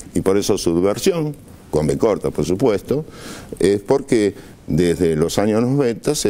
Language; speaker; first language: Spanish; native; Spanish